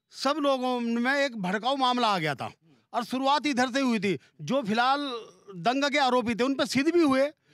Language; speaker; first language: Hindi; native; Hindi